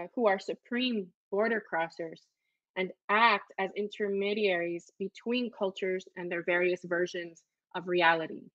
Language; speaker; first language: English; early bilingual, other home language; Spanish